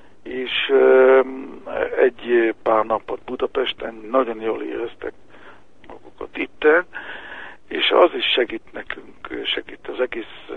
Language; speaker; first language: Hungarian; early bilingual, heritage; Hebrew